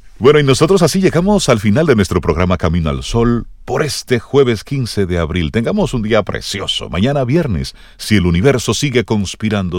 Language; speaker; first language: Spanish; native; Spanish